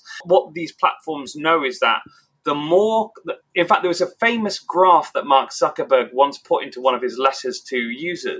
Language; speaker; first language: English; native; English